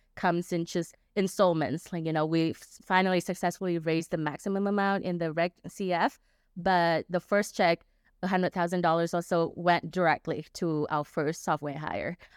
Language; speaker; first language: English; non-native, fluent; Vietnamese